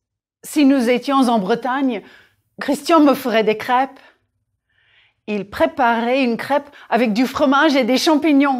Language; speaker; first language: French; native; French